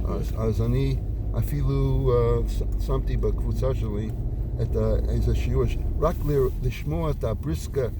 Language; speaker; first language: Hebrew; non-native, fluent; English